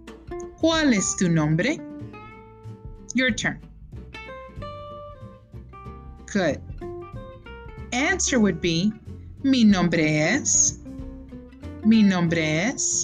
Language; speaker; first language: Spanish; non-native, fluent; English